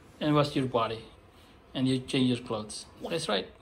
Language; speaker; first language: English; non-native, fluent; Indonesian